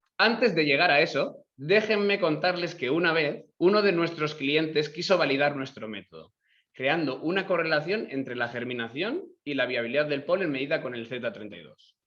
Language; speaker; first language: Spanish; native; Spanish